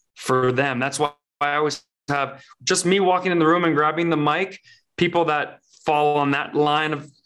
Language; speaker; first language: English; early bilingual, other home language; Persian